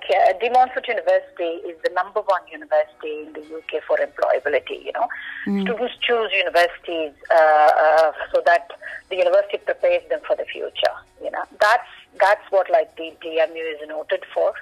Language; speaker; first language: English; non-native, local second language; Malayalam